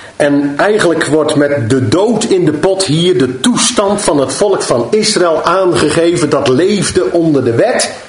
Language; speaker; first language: Dutch; native; Dutch